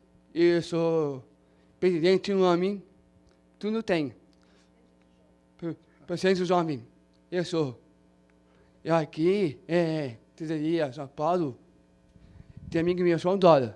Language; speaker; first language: Portuguese; non-native, learner; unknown